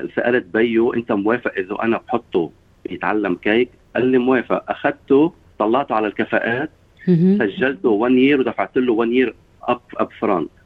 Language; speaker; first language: Arabic; native; Arabic